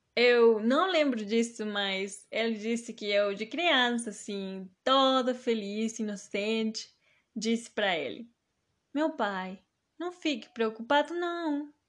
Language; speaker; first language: Portuguese; early bilingual, heritage; Portuguese